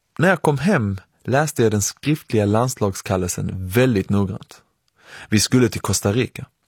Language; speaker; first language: Swedish; early bilingual, other home language; Persian